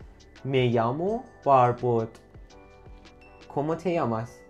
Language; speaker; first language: Spanish; non-native, learner; Persian